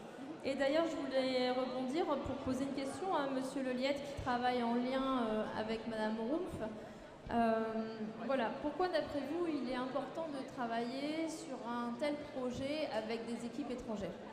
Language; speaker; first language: French; native; French